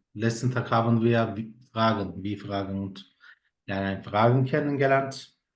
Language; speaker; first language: German; non-native, fluent; Turkish